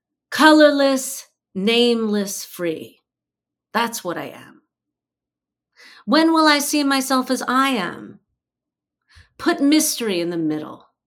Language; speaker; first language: English; early bilingual, other home language; Persian